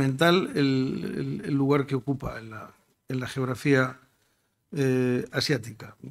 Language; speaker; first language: Spanish; native; Spanish